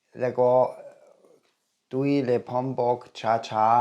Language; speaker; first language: Thai; non-native, learner; German